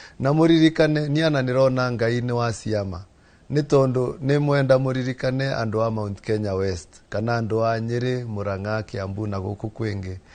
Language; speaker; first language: Kikuyu; non-native, local second language; Embu